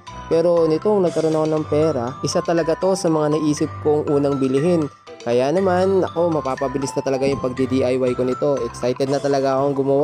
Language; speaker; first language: Filipino; native; Filipino